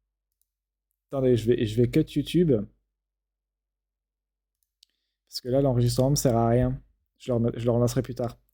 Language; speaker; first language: French; native; French